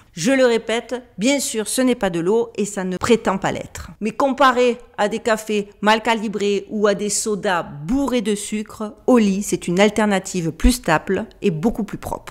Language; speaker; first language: French; native; French